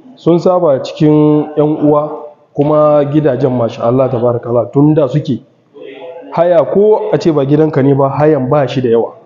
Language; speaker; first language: Hausa; early bilingual, heritage; Hausa